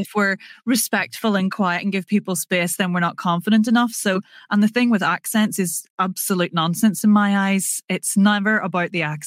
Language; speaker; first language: English; native; English